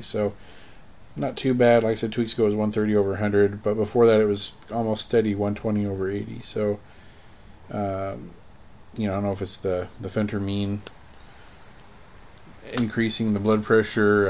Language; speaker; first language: English; native; English